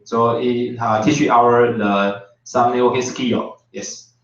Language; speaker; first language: English; non-native, learner; Chinese